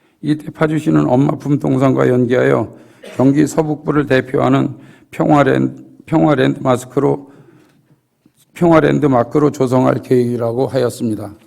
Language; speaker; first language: Korean; native; Korean